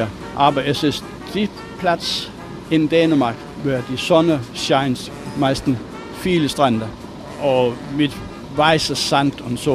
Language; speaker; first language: German; non-native, learner; Danish